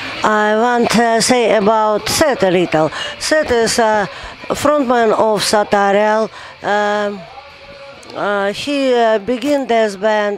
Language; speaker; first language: English; non-native, learner; Russian